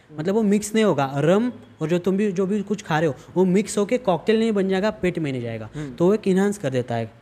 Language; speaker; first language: Hindi; non-native, local second language; Marathi